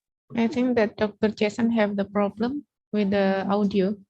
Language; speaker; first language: English; non-native, learner; Indonesian